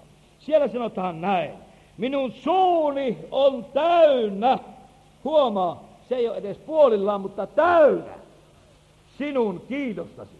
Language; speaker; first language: Finnish; native; Finnish